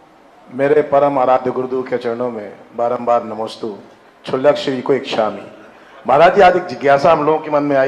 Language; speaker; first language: Hindi; native; Hindi